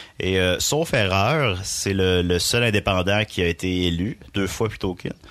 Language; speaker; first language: French; native; French